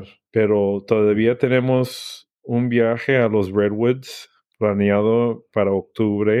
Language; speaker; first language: Spanish; early bilingual, heritage; English